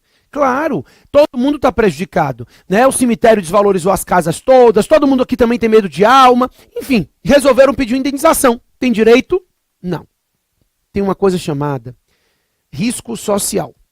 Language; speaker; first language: Portuguese; native; Portuguese